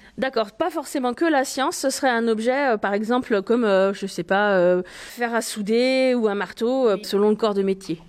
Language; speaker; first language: French; native; French